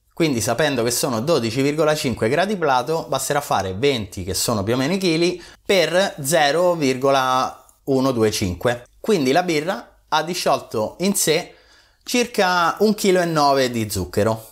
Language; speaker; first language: Italian; native; Italian